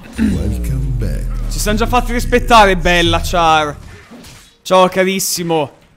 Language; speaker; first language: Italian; native; Italian